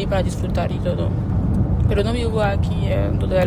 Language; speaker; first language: Spanish; non-native, learner; French